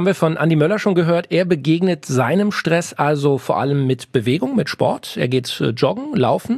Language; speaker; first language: German; native; German